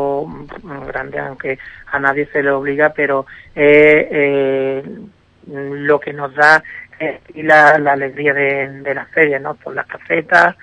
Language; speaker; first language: Spanish; native; Spanish